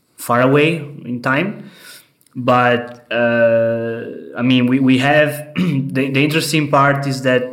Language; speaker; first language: English; non-native, fluent; Italian